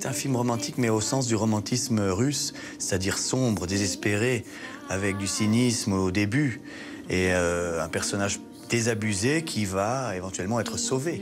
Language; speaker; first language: French; native; French